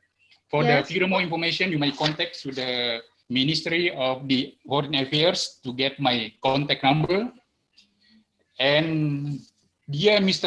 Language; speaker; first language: English; non-native, learner; Indonesian